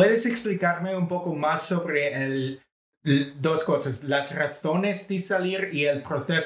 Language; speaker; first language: Spanish; non-native, fluent; English